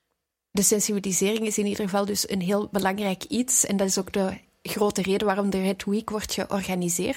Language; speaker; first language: Dutch; native; Dutch